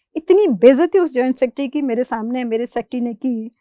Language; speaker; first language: Hindi; native; Hindi